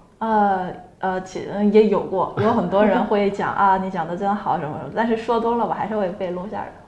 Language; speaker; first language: Chinese; non-native, fluent; Korean